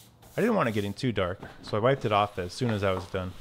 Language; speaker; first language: English; native; English